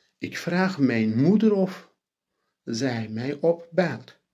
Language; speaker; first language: Dutch; non-native, fluent; Turkish